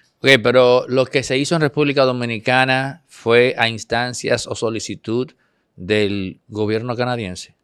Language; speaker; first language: Spanish; native; Spanish